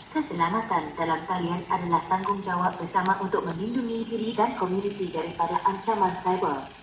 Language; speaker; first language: Malay; native; Malay